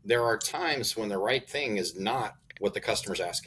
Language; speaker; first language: English; native; English